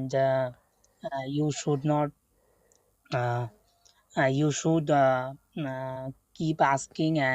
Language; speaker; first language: English; non-native, learner; Bangla